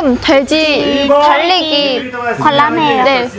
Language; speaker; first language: Korean; non-native, learner; Vietnamese